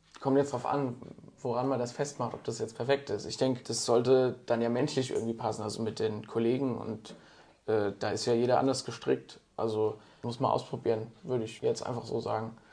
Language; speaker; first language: German; native; German